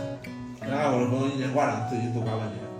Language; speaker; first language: Chinese; native; Chinese